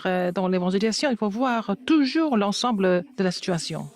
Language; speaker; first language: French; non-native, fluent; Korean